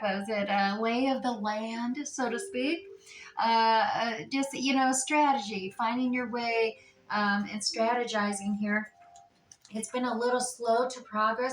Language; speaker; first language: English; native; English